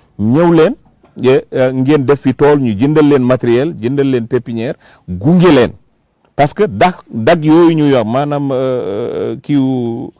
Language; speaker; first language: Wolof; non-native, local second language; Fula